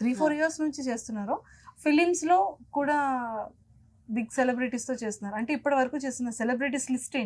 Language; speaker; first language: Telugu; native; Telugu